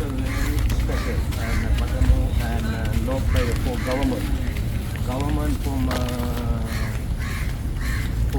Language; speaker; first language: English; non-native, learner; Sinhala